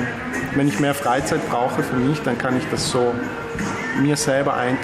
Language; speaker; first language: German; native; German